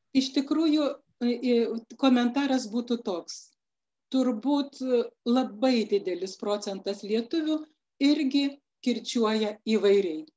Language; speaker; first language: Lithuanian; native; Lithuanian